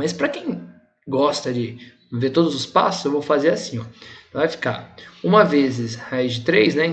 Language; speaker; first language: Portuguese; native; Portuguese